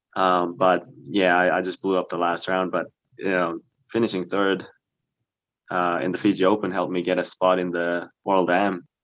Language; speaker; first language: English; early bilingual, other home language; Korean